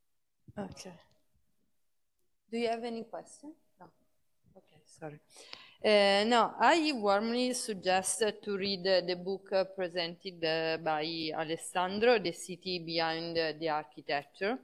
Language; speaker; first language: English; non-native, fluent; Italian